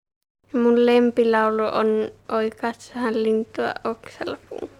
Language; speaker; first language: Finnish; early bilingual, heritage; Finnish